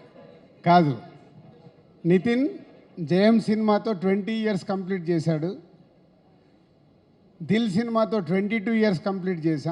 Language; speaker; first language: Telugu; native; Telugu